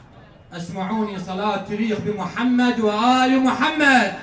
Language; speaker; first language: Arabic; native; Arabic